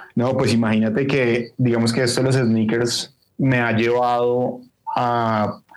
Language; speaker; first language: Spanish; native; Spanish